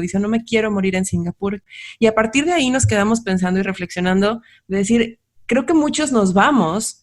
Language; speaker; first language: Spanish; native; Spanish